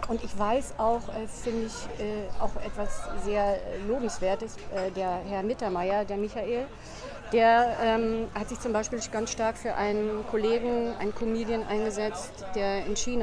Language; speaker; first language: German; native; German